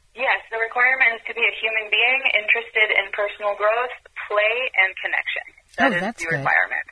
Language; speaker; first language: English; non-native, fluent; Hebrew